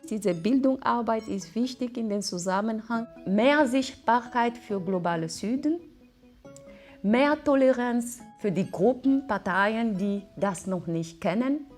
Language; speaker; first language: German; non-native, fluent; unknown